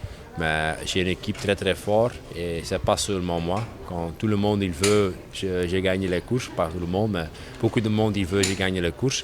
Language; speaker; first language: French; non-native, learner; Dutch